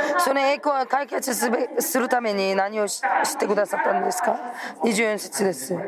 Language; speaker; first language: Japanese; non-native, fluent; Korean